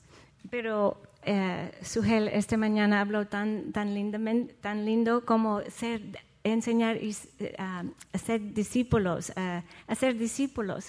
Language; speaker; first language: Spanish; non-native, fluent; English